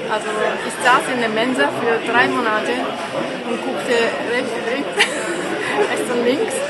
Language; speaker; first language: German; non-native, fluent; Japanese